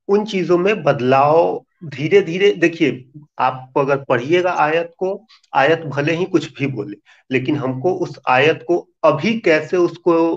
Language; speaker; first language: Hindi; native; Hindi